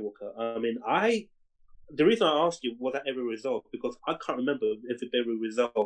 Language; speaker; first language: English; non-native, local second language; Cantonese